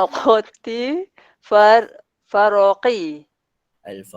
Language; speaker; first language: Arabic; non-native, learner; Malay